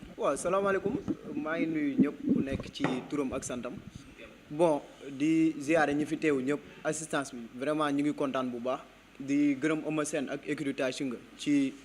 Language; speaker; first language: Wolof; native; Wolof